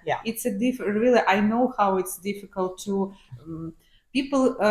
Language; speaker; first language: English; non-native, learner; Ukrainian